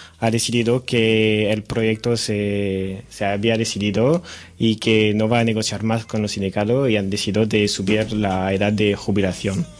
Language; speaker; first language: Spanish; non-native, fluent; French